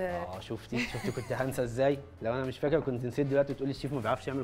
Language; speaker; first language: Arabic; native; Arabic